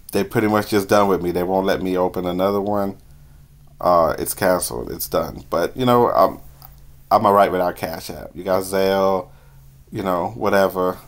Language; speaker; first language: English; native; English